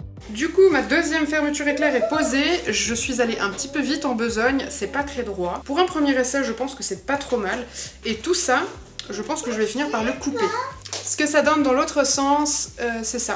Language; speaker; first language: French; native; French